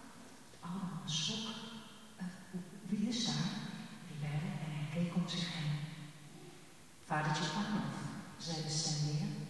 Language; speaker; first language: Dutch; native; Dutch